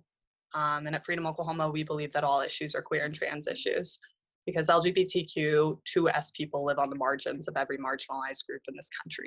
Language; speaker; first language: English; native; English